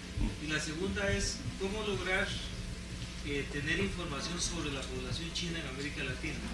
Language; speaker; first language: Spanish; non-native, fluent; Chinese